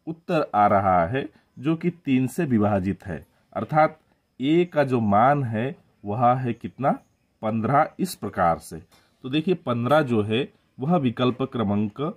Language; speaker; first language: Hindi; non-native, local second language; Marathi